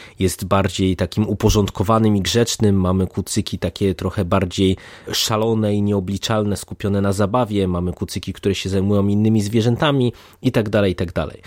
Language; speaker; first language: Polish; native; Polish